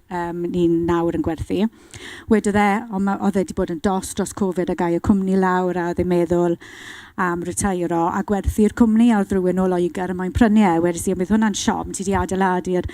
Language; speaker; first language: Welsh; non-native, local second language; English